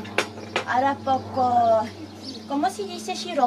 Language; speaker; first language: Spanish; non-native, learner; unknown